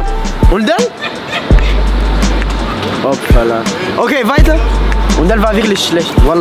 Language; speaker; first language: German; non-native, learner; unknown